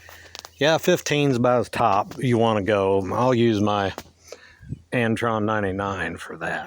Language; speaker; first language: English; native; English